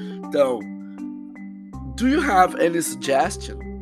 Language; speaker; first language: English; non-native, fluent; Portuguese